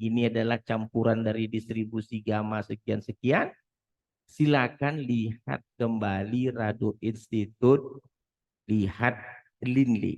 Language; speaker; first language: Indonesian; native; Indonesian